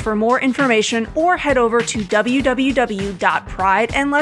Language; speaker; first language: English; native; English